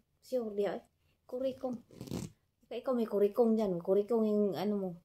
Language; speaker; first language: Filipino; non-native, local second language; Cebuano